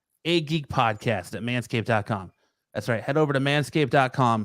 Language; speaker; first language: English; native; English